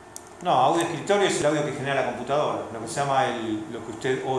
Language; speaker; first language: Spanish; native; Spanish